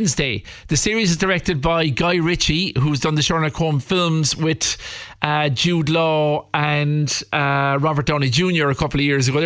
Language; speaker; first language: English; native; English